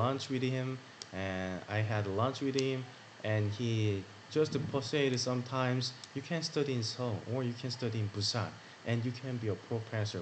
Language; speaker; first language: English; non-native, learner; Korean